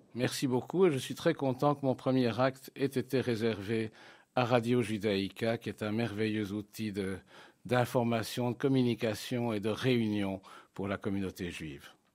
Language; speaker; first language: French; native; French